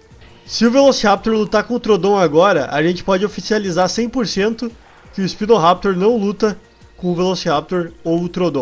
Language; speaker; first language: Portuguese; native; Portuguese